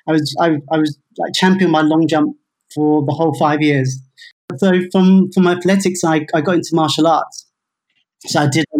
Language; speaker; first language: English; native; English